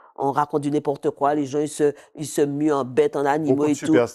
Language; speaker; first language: French; native; French